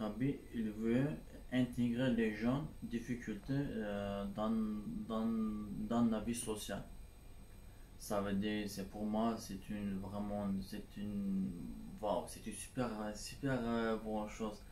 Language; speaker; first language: French; non-native, learner; Turkish